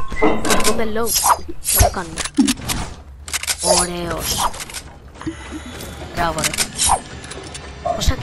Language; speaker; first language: Greek; native; Greek